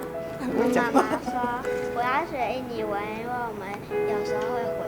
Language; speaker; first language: Chinese; early bilingual, other home language; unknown